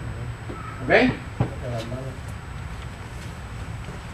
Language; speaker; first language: Spanish; non-native, fluent; English